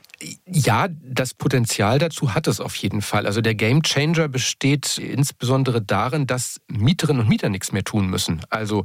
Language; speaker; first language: German; native; German